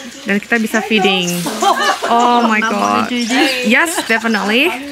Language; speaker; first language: English; non-native, learner; Indonesian